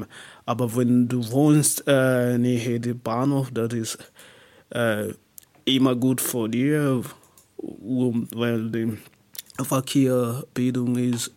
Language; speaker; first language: German; non-native, learner; English